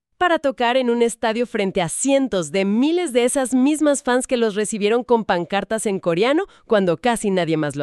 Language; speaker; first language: Spanish; native; Spanish